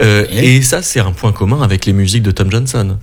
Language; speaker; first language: French; native; French